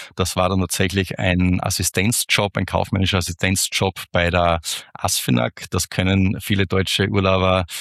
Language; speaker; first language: German; native; German